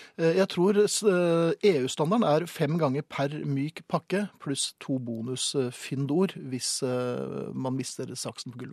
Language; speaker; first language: Norwegian; native; Norwegian